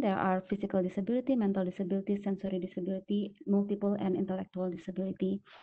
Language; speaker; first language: English; non-native, fluent; Indonesian